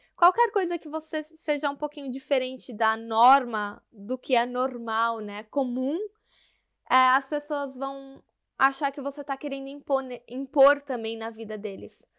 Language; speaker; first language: Portuguese; native; Portuguese